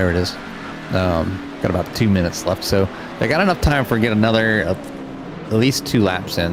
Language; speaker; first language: English; native; English